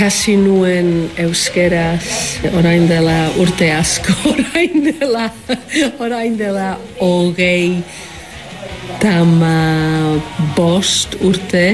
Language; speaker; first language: Basque; non-native, learner; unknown